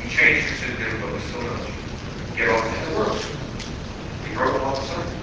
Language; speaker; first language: English; native; English